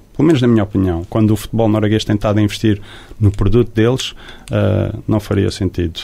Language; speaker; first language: Portuguese; early bilingual, heritage; Portuguese